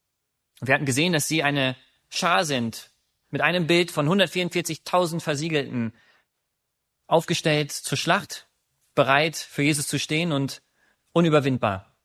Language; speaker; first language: German; native; German